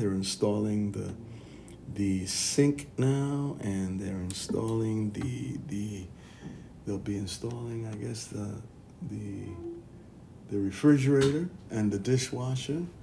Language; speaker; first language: English; native; English